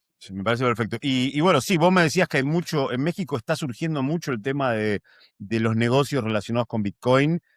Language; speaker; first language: Spanish; native; Spanish